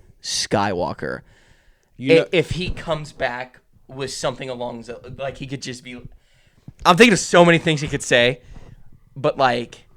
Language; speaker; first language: English; native; English